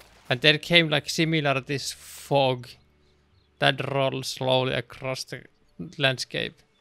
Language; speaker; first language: English; non-native, fluent; Finnish